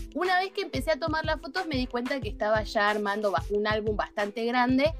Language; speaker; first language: Spanish; native; Spanish